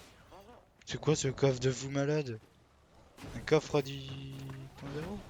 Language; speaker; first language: French; native; French